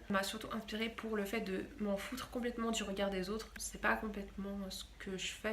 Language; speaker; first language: French; native; French